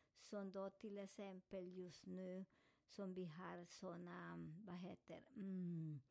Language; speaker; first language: Swedish; non-native, fluent; Spanish